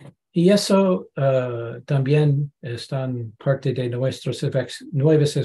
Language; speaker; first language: Spanish; non-native, learner; English